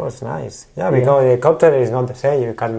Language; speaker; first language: English; non-native, learner; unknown